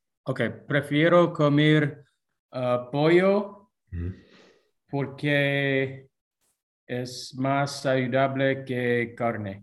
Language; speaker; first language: Spanish; non-native, learner; English